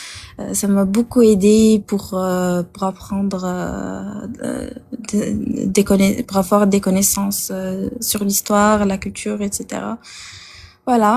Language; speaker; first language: French; non-native, local second language; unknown